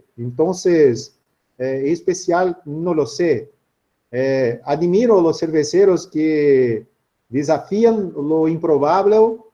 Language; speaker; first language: Spanish; non-native, learner; Portuguese